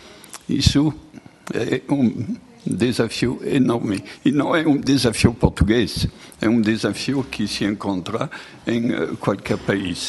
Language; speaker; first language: Portuguese; non-native, fluent; French